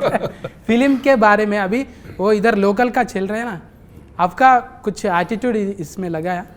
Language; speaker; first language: Hindi; non-native, local second language; Telugu